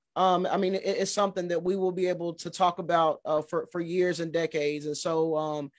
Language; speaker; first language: English; native; English